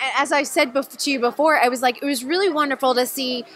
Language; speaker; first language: English; native; English